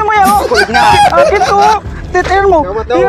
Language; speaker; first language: Filipino; non-native, local second language; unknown